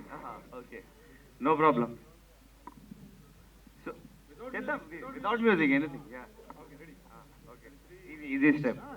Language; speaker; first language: Telugu; non-native, local second language; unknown